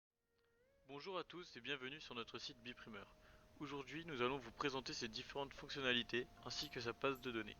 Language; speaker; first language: French; native; French